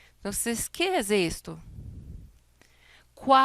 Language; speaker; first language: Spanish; non-native, fluent; Portuguese